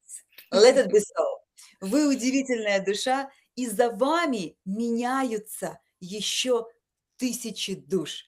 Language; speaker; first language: Russian; native; Russian